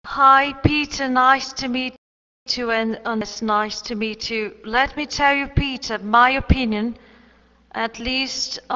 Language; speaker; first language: English; non-native, fluent; Portuguese